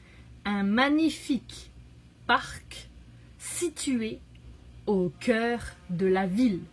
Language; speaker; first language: French; native; French